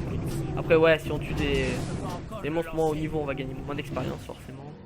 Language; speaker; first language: French; native; French